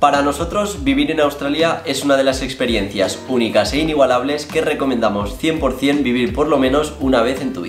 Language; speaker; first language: Spanish; native; Spanish